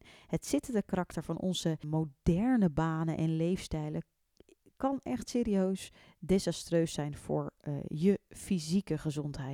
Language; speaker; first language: Dutch; native; Dutch